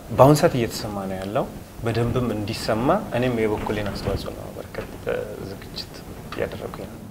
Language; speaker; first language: Amharic; non-native, local second language; Wolaytta